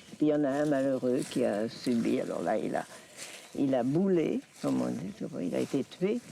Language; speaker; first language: French; early bilingual, other home language; Polish